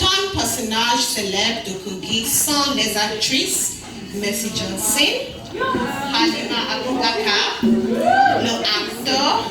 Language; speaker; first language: French; non-native, learner; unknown